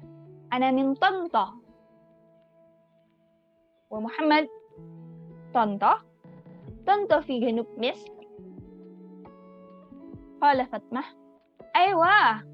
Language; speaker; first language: Arabic; non-native, learner; Indonesian